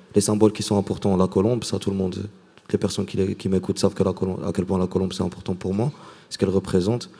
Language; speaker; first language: French; non-native, local second language; Arabic